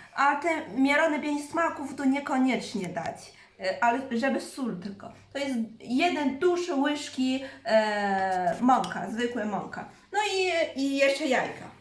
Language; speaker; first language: Polish; non-native, learner; Chinese